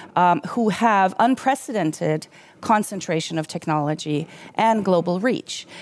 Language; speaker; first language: English; non-native, fluent; German